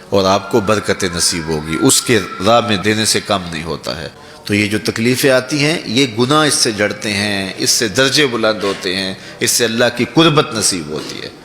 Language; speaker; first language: Urdu; non-native, local second language; Punjabi